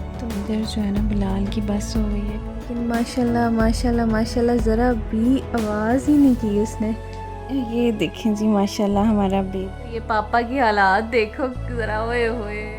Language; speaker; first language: Urdu; non-native, local second language; Punjabi